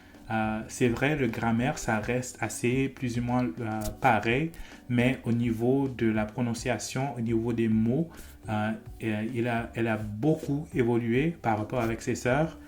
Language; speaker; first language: French; non-native, fluent; English